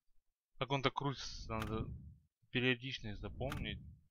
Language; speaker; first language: Russian; native; Russian